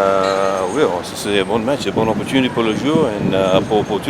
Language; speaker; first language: French; non-native, learner; English